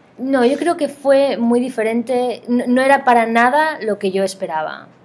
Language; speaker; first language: Spanish; native; Spanish